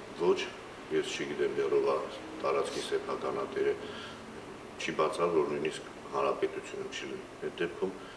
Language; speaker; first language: Armenian; native; Armenian